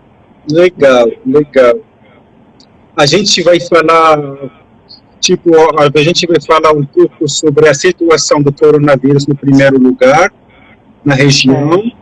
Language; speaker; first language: Portuguese; non-native, fluent; French